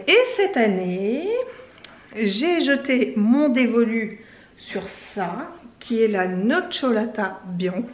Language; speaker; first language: French; native; French